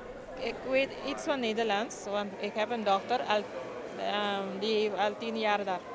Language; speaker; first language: Dutch; non-native, local second language; Papiamento